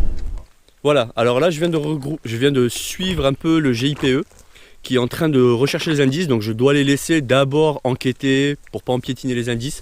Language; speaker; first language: French; native; French